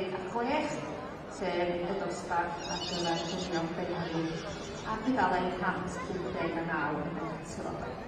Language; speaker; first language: Welsh; native; Welsh